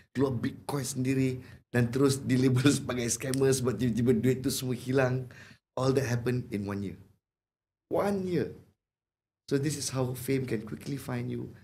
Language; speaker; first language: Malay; native; Malay